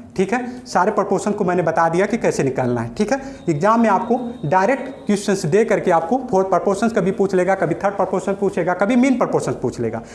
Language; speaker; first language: Hindi; native; Hindi